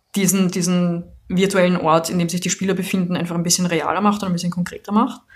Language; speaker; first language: German; native; German